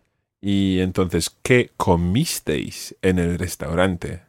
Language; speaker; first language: Spanish; non-native, fluent; English